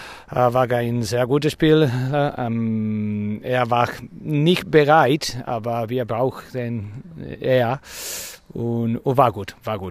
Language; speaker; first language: German; non-native, learner; Spanish